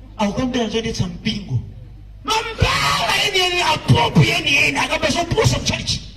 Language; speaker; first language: Nyanja; native; Nyanja